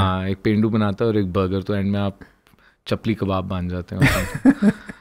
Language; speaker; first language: Urdu; early bilingual, heritage; Hindi